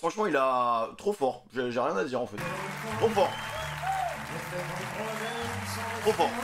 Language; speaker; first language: French; native; French